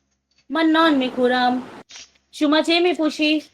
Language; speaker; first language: Persian; non-native, learner; Urdu